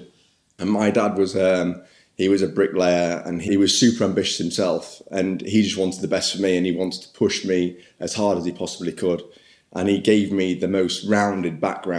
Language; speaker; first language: English; native; English